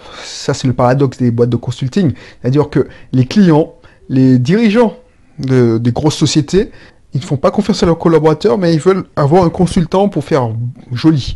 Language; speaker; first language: French; native; French